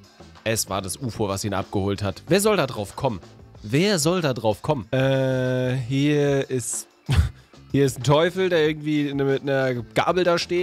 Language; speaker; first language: German; native; German